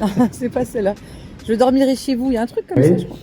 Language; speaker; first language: French; native; French